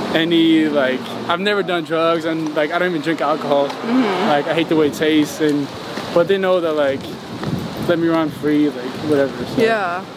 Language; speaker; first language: English; non-native, fluent; Norwegian